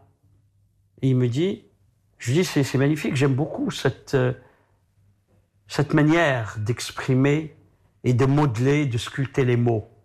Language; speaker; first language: French; non-native, local second language; Arabic